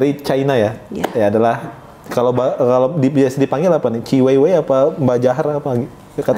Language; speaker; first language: Indonesian; native; Indonesian